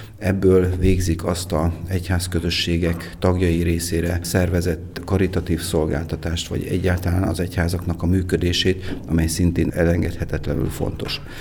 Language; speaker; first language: Hungarian; native; Hungarian